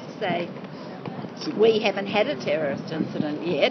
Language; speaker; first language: English; native; English